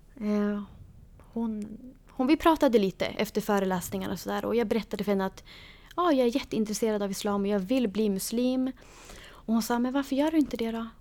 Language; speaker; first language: Swedish; native; Swedish